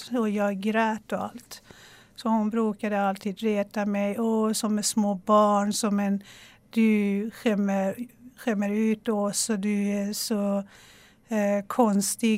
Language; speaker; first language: Swedish; non-native, fluent; Persian